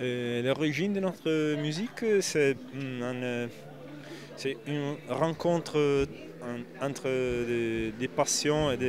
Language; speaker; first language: French; non-native, fluent; Italian